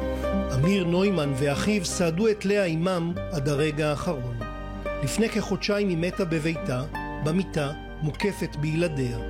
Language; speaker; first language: Hebrew; native; Hebrew